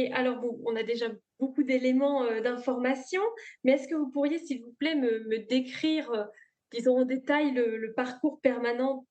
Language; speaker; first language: French; native; French